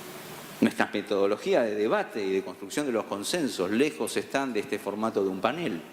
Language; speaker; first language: Spanish; native; Spanish